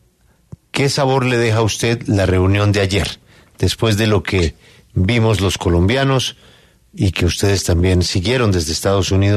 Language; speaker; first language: Spanish; native; Spanish